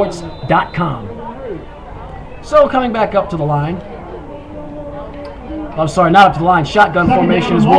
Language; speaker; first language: English; native; English